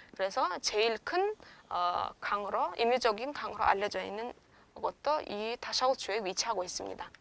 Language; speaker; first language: Korean; non-native, fluent; Turkmen